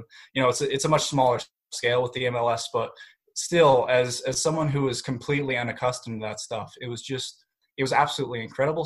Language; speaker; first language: English; native; English